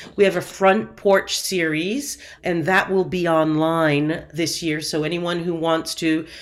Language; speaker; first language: English; native; English